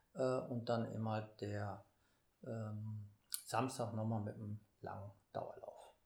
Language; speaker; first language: German; native; German